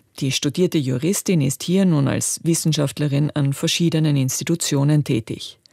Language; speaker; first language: German; native; German